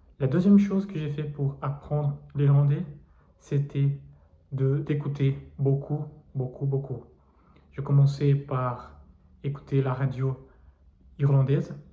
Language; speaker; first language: French; non-native, fluent; Portuguese